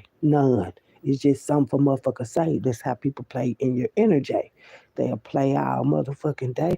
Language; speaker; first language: English; native; English